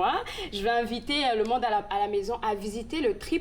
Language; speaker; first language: French; native; French